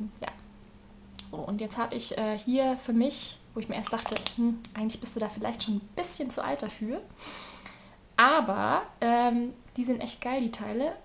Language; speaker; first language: German; native; German